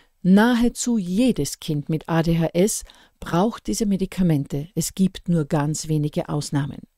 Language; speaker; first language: German; native; German